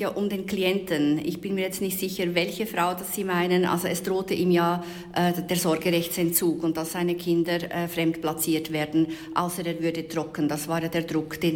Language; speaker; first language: German; native; German